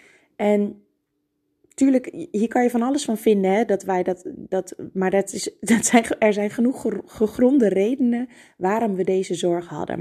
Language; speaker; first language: Dutch; native; Dutch